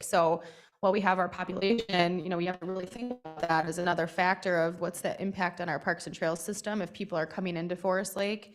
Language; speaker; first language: English; native; English